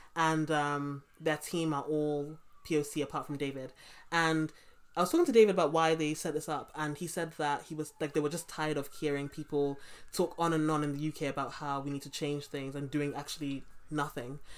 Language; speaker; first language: English; native; English